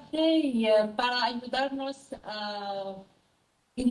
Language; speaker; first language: Spanish; non-native, fluent; French